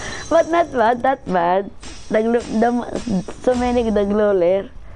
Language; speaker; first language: English; non-native, local second language; Filipino